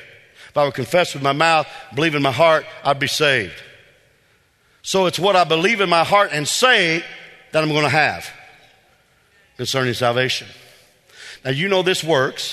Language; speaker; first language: English; native; English